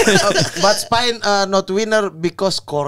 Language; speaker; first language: English; non-native, learner; Indonesian